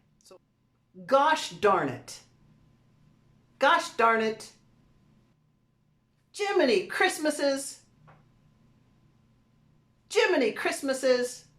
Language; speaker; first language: English; native; English